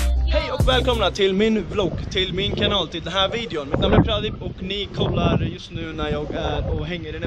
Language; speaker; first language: Swedish; early bilingual, other home language; Nepali